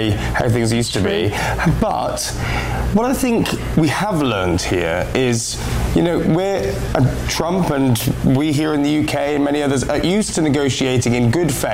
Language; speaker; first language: English; native; English